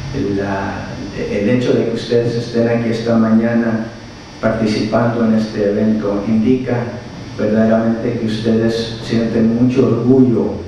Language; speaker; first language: Spanish; early bilingual, heritage; Spanish